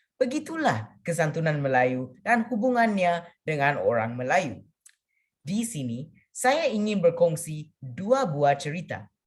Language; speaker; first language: Malay; non-native, local second language; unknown